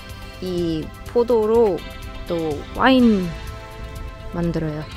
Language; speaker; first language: Korean; non-native, learner; German